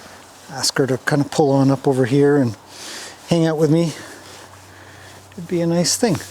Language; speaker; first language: English; native; English